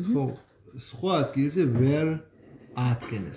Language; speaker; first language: Georgian; non-native, learner; German